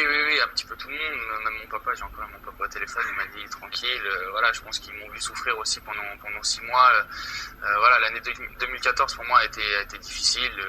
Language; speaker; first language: French; native; French